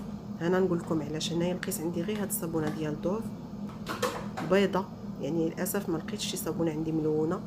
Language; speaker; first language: Arabic; native; Arabic